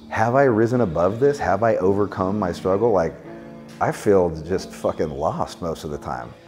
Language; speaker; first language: English; native; English